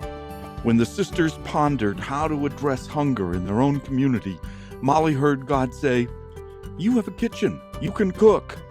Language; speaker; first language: English; native; English